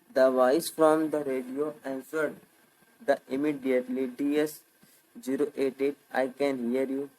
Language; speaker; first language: English; non-native, local second language; Hindi